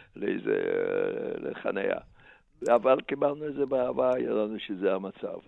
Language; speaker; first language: Hebrew; non-native, fluent; Slovak